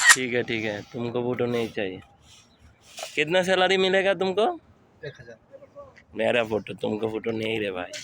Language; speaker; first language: Hindi; non-native, learner; Bangla